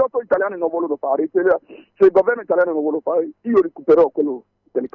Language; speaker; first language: Italian; non-native, fluent; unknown